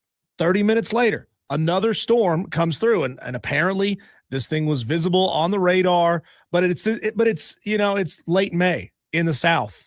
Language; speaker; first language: English; native; English